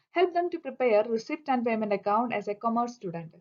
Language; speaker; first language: English; non-native, local second language; Malayalam